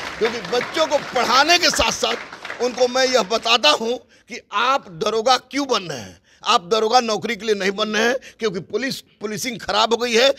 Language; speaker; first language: Hindi; native; Hindi